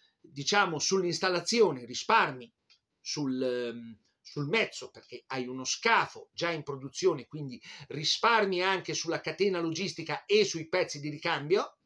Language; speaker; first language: Italian; native; Italian